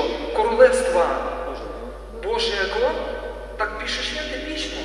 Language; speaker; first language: Polish; non-native, learner; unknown